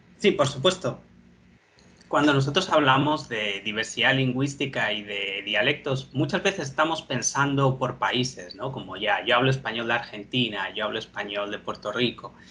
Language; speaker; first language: Spanish; native; Spanish